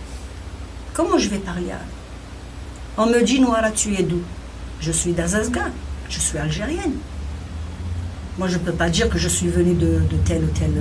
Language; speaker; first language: French; non-native, local second language; Kabyle